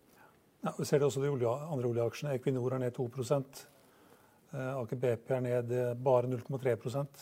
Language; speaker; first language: Norwegian; native; Norwegian